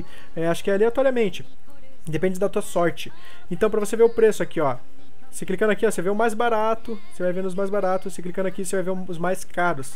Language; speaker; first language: Portuguese; native; Portuguese